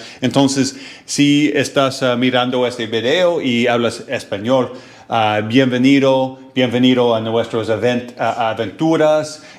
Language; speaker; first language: Spanish; non-native, learner; English